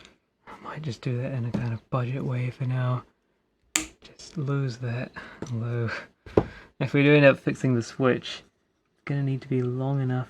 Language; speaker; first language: English; native; English